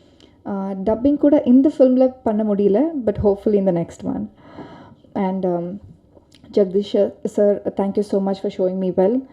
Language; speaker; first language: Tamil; non-native, learner; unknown